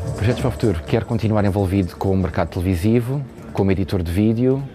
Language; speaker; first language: Portuguese; native; Portuguese